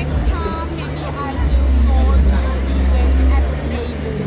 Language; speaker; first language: English; non-native, learner; Thai